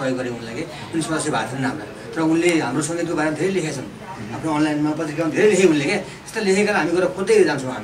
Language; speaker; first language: Nepali; native; Nepali